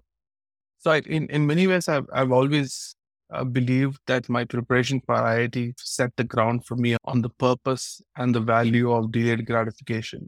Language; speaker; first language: English; non-native, local second language; Telugu